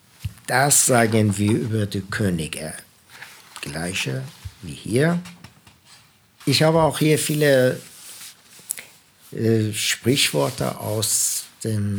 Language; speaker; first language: German; non-native, fluent; Persian